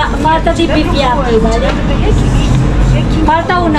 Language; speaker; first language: Spanish; non-native, learner; Filipino